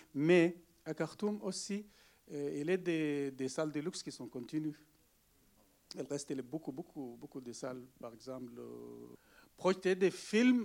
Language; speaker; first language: French; non-native, learner; Arabic